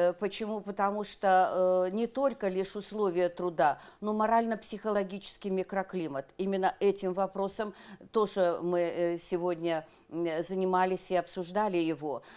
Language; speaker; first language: Russian; native; Russian